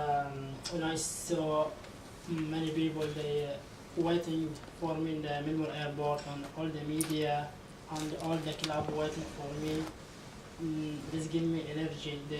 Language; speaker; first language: English; non-native, learner; Arabic